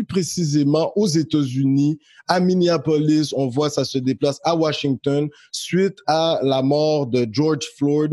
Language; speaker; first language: French; native; French